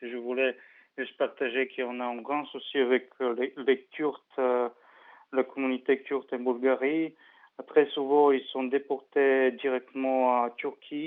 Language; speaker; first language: French; non-native, fluent; Bulgarian